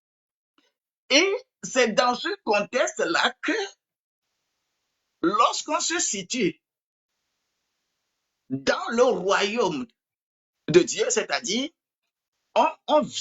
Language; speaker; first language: French; non-native, local second language; Ewe